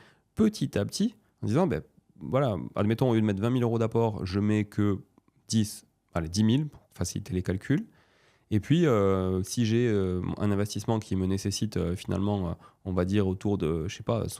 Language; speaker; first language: French; native; French